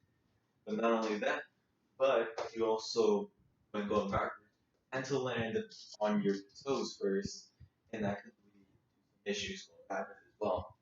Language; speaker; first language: English; native; English